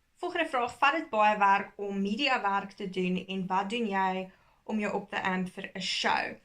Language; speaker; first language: Afrikaans; early bilingual, heritage; Afrikaans